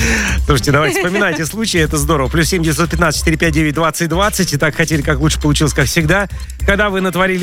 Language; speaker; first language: Russian; native; Russian